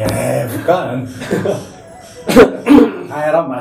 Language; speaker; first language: Indonesian; non-native, learner; Korean